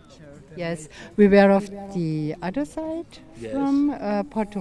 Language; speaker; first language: English; non-native, learner; German